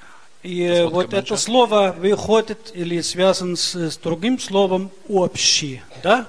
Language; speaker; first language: Russian; early bilingual, heritage; Russian